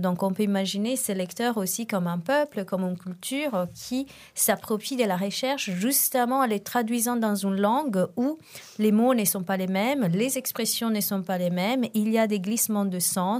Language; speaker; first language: French; non-native, fluent; Italian